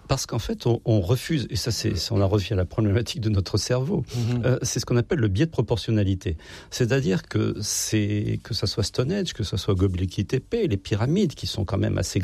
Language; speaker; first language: French; native; French